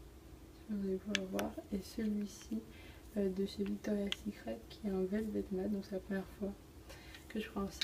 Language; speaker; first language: French; native; French